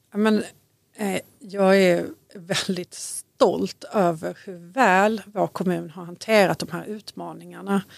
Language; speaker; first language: Swedish; native; Swedish